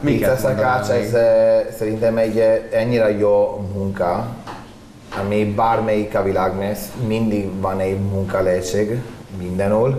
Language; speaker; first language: Hungarian; non-native, learner; Italian